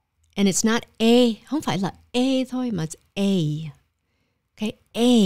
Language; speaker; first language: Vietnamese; early bilingual, heritage; Vietnamese